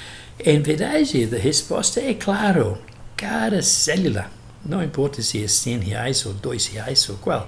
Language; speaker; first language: Portuguese; non-native, fluent; English